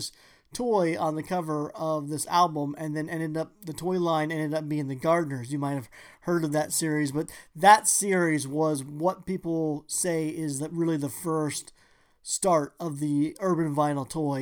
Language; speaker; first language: English; native; English